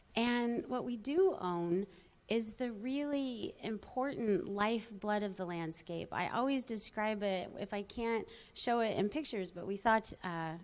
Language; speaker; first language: English; native; English